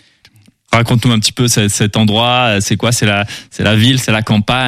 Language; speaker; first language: French; native; French